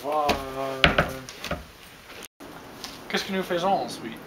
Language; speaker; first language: French; non-native, learner; English